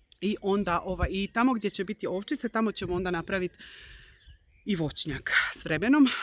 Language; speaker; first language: Bosnian; early bilingual, heritage; Croatian